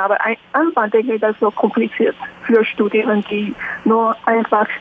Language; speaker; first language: German; non-native, learner; Chinese